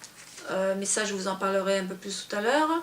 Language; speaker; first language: French; native; French